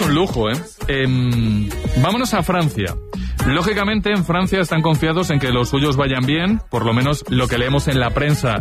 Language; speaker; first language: Spanish; native; Spanish